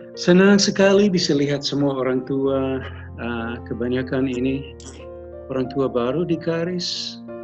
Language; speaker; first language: Indonesian; non-native, local second language; English